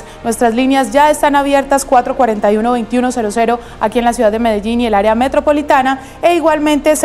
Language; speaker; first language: Spanish; native; Spanish